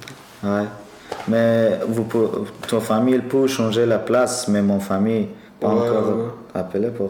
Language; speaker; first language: French; non-native, learner; Persian